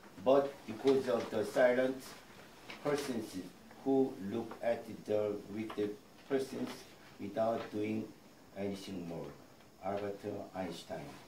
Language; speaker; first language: English; non-native, learner; Korean